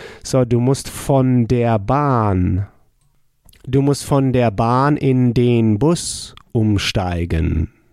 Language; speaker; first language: German; native; German